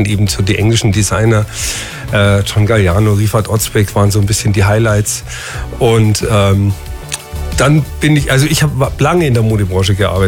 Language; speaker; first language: German; native; German